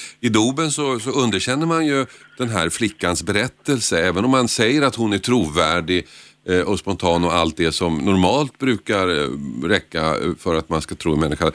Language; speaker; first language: Swedish; native; Swedish